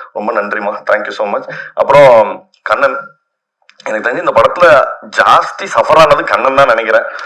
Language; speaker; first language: Tamil; native; Tamil